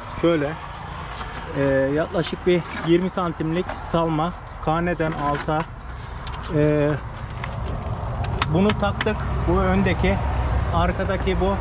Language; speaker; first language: Turkish; native; Turkish